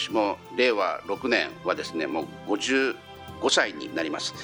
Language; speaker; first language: Japanese; native; Japanese